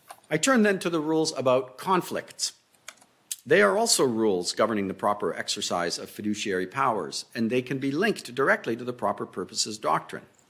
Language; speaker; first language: English; native; English